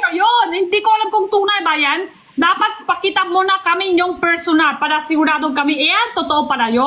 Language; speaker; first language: Filipino; non-native, learner; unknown